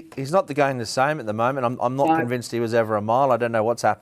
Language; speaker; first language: English; native; English